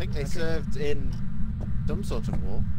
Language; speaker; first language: English; native; English